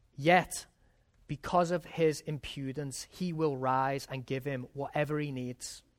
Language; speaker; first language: English; native; English